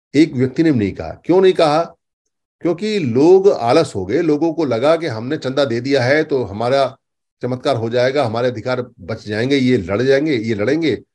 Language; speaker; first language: Hindi; native; Hindi